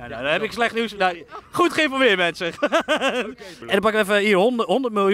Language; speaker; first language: Dutch; native; Dutch